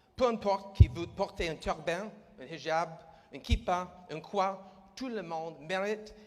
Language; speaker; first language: French; non-native, learner; English